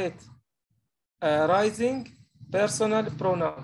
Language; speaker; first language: English; non-native, learner; Arabic